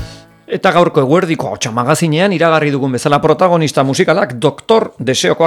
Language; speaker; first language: Basque; native; Basque